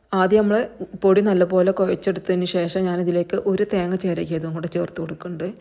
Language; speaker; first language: Malayalam; native; Malayalam